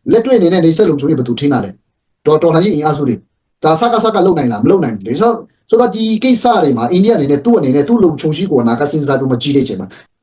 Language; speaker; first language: Burmese; non-native, local second language; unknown